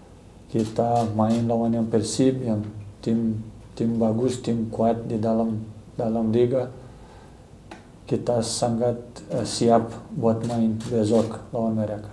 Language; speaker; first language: Indonesian; non-native, learner; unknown